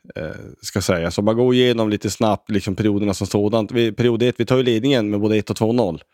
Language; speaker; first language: Swedish; native; Swedish